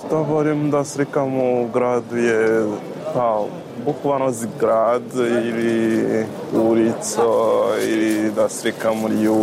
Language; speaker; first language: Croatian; non-native, learner; Rundi